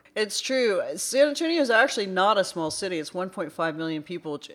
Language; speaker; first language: English; native; English